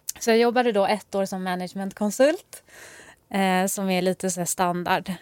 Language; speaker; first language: Swedish; early bilingual, other home language; Persian